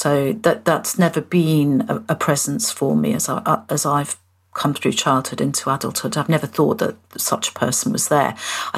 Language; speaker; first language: English; native; English